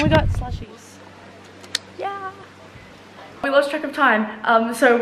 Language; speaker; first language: English; native; English